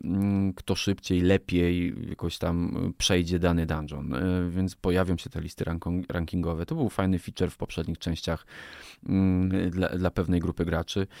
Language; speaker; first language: Polish; native; Polish